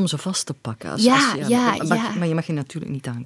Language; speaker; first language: Dutch; native; Dutch